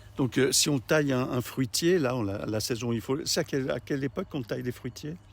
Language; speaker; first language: French; native; French